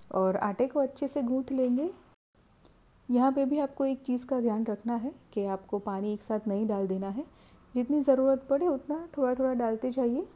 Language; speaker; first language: Hindi; non-native, local second language; Gujarati